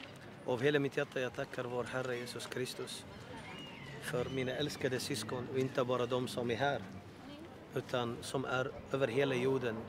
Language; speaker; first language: Swedish; non-native, fluent; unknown